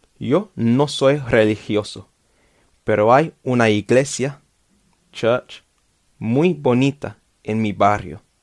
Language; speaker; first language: Spanish; non-native, fluent; English